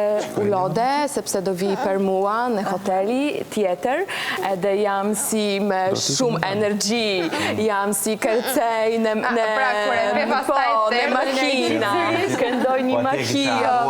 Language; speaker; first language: Albanian; non-native, learner; Polish